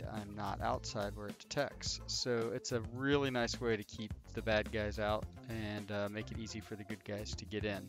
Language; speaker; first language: English; native; English